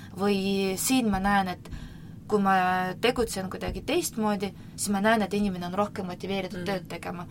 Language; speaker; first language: Estonian; non-native, local second language; Russian